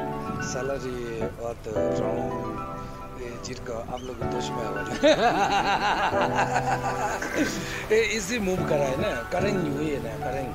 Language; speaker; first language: Hindi; non-native, learner; Tibetan